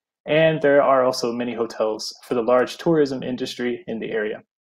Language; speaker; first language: English; native; English